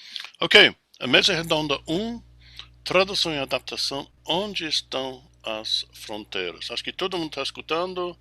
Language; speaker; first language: Portuguese; non-native, fluent; English